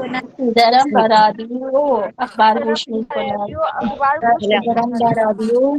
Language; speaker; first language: Persian; non-native, learner; Urdu